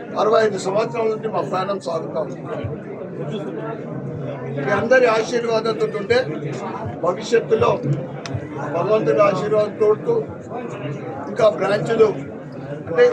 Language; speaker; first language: Telugu; native; Telugu